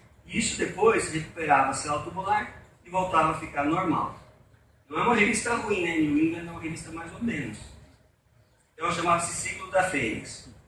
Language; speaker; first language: Portuguese; native; Portuguese